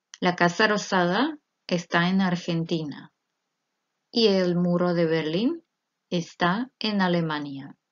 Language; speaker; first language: Spanish; non-native, fluent; Croatian